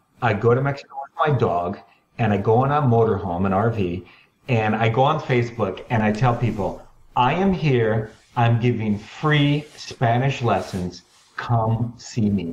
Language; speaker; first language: English; native; English